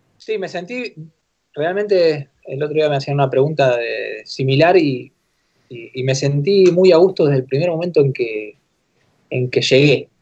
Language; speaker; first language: Spanish; native; Spanish